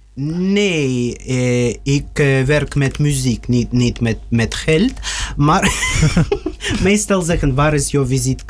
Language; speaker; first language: Dutch; non-native, learner; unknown